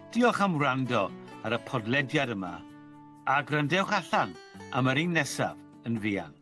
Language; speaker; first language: Welsh; native; Welsh